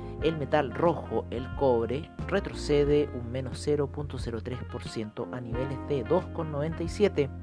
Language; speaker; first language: Spanish; native; Spanish